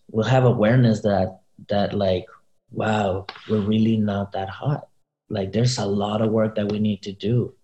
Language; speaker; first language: English; early bilingual, other home language; Spanish